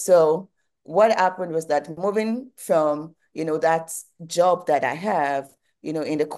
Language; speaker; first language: English; non-native, local second language; Yoruba